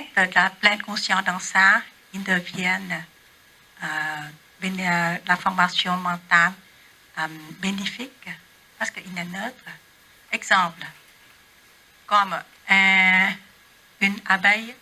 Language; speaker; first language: French; non-native, learner; Vietnamese